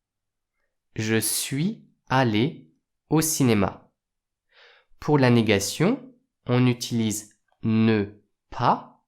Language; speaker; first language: French; native; French